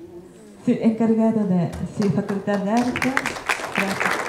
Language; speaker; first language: Spanish; non-native, learner; Japanese